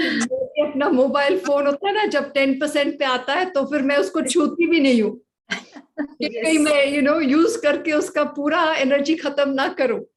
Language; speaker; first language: Hindi; native; Hindi